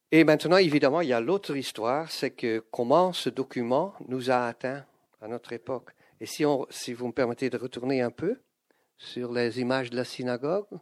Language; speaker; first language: French; non-native, fluent; Dutch